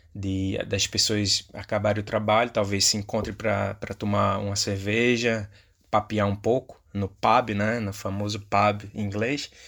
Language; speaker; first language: Portuguese; native; Portuguese